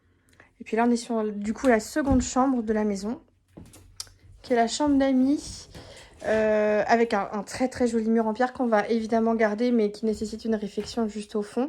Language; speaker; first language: French; native; French